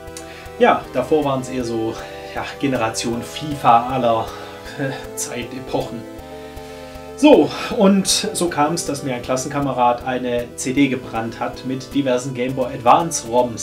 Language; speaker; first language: German; native; German